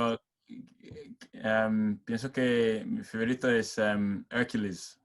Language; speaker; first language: Spanish; non-native, learner; English